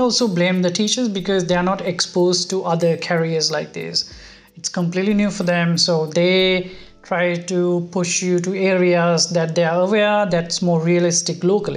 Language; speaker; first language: English; non-native, local second language; Sinhala